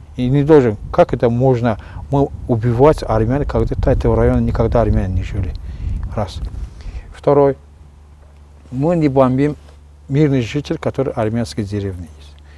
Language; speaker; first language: Russian; non-native, local second language; Azerbaijani